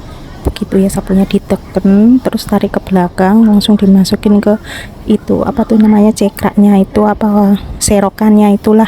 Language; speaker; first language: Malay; non-native, local second language; Javanese